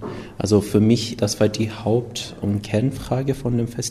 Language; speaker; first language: German; non-native, fluent; Persian